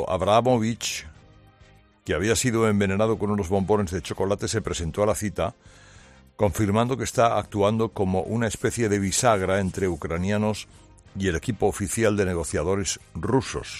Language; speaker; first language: Spanish; native; Spanish